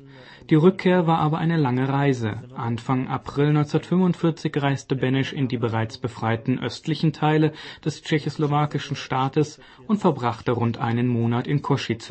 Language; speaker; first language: German; native; German